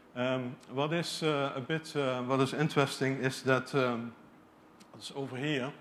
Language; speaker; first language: English; non-native, fluent; Dutch